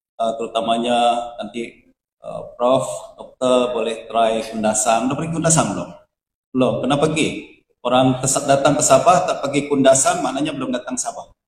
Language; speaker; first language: Indonesian; native; Indonesian